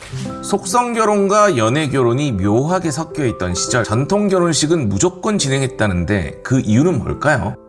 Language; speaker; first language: Korean; native; Korean